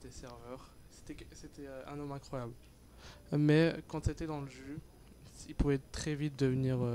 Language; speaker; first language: French; native; French